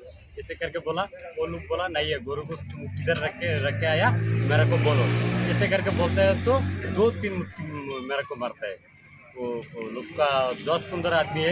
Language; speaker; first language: Hindi; non-native, local second language; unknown